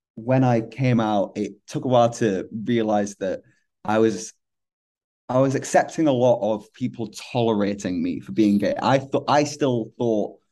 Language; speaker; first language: English; native; English